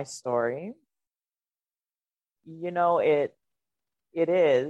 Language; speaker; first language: English; non-native, fluent; Russian